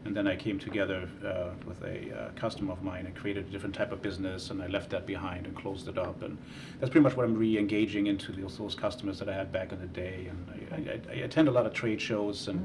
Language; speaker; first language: English; non-native, fluent; German